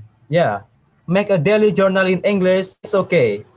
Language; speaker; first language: English; non-native, learner; Indonesian